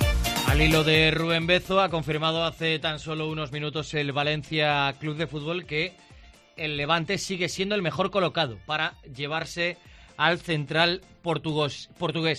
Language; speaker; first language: Spanish; native; Spanish